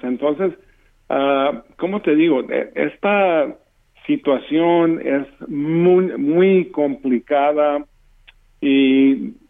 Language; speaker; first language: Spanish; early bilingual, heritage; English